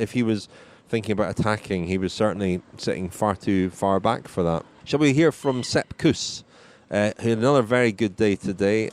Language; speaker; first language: English; native; English